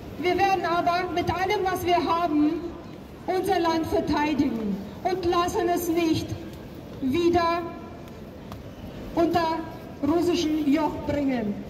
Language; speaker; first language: German; non-native, fluent; Ukrainian